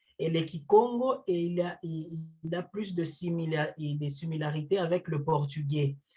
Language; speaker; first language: French; non-native, local second language; Luba-Lulua